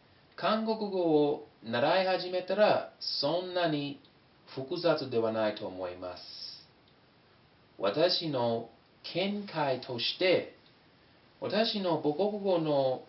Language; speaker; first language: Japanese; non-native, fluent; English